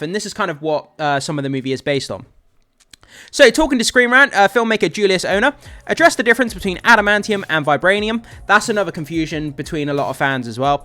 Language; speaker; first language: English; native; English